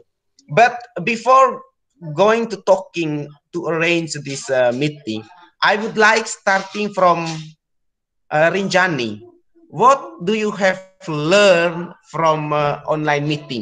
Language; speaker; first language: English; non-native, learner; Indonesian